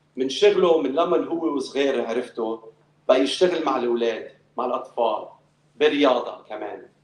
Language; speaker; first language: Arabic; early bilingual, other home language; English